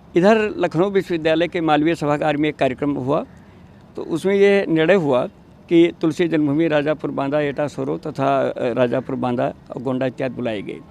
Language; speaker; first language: Hindi; native; Hindi